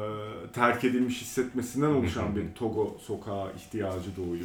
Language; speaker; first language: Turkish; native; Turkish